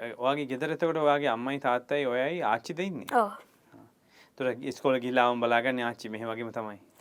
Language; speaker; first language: Sinhala; native; Sinhala